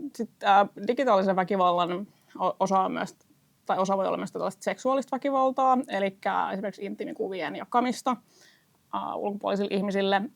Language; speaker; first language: Finnish; native; Finnish